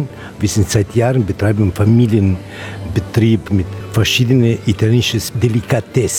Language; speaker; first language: German; non-native, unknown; Italian